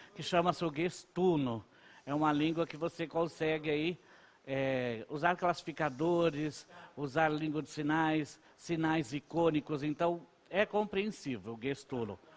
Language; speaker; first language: Portuguese; non-native, local second language; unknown